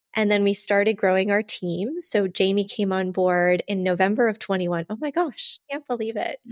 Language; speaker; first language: English; native; English